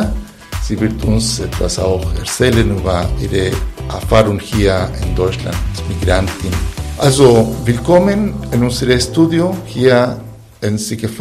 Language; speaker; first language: German; non-native, fluent; Spanish